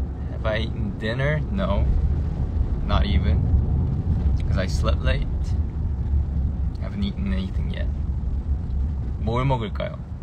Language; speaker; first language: English; early bilingual, other home language; Korean